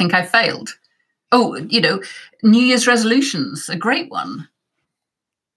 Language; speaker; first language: English; native; English